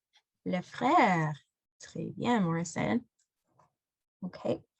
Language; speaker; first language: French; non-native, fluent; English